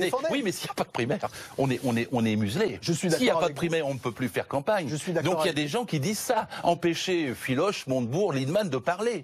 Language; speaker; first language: French; native; French